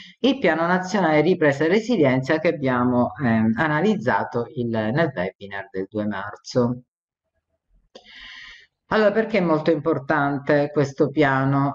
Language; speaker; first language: Italian; native; Italian